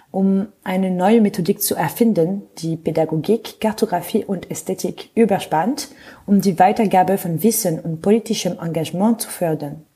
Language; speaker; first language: German; non-native, fluent; French